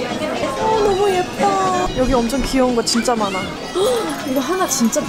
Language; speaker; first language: Korean; early bilingual, heritage; English